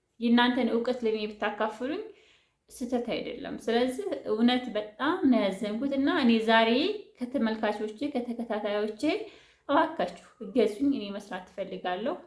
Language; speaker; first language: Amharic; native; Amharic